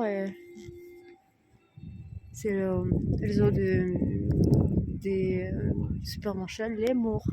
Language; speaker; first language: French; non-native, fluent; Russian